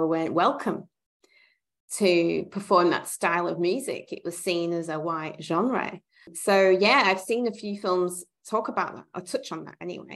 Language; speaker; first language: English; native; English